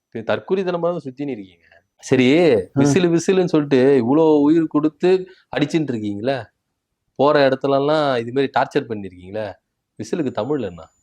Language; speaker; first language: Tamil; native; Tamil